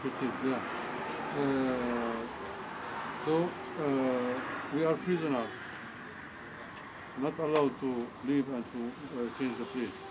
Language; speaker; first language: English; non-native, learner; Arabic